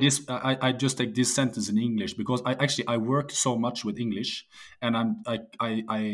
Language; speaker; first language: English; non-native, fluent; Norwegian